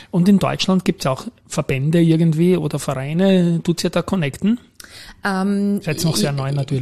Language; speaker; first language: German; native; German